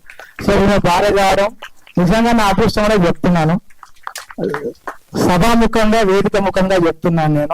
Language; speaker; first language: Telugu; native; Telugu